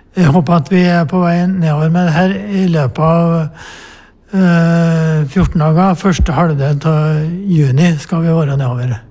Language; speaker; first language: Norwegian; native; Norwegian